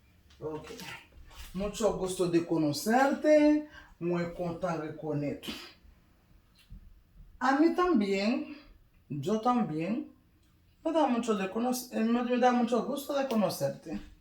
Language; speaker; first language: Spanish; non-native, learner; Haitian Creole